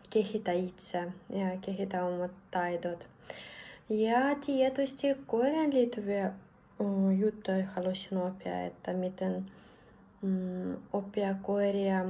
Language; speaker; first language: Finnish; non-native, fluent; Russian